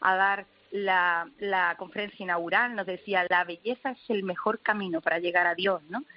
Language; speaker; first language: Spanish; native; Spanish